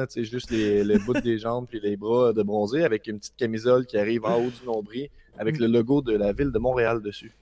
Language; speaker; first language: French; native; French